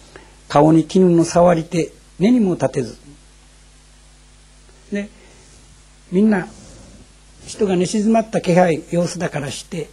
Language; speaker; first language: Japanese; native; Japanese